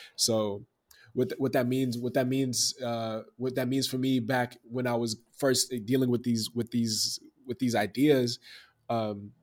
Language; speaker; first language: English; native; English